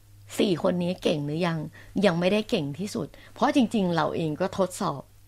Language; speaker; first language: Thai; native; Thai